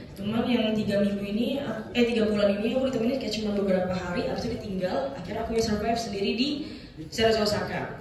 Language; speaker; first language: Indonesian; non-native, fluent; Japanese